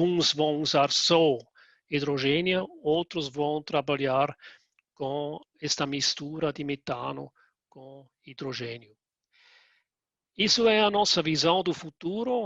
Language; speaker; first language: Portuguese; non-native, fluent; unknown